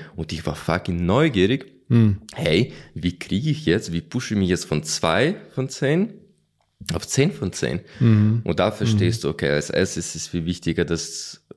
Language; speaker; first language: German; non-native, fluent; Ukrainian